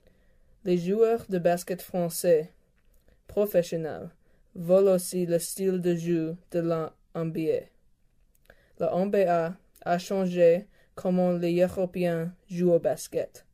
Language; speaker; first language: French; non-native, learner; English